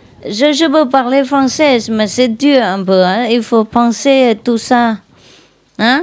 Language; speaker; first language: French; non-native, learner; Vietnamese